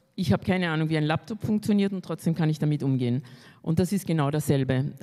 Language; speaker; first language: German; early bilingual, other home language; Spanish